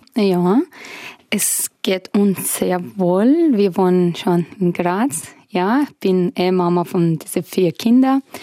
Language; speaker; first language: German; non-native, fluent; Persian